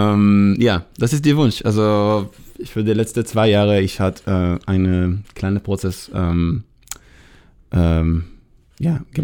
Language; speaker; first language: German; non-native, learner; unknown